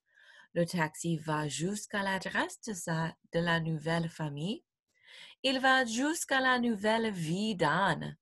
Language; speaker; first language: French; non-native, fluent; English